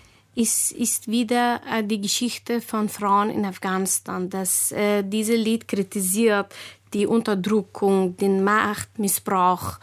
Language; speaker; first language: German; non-native, learner; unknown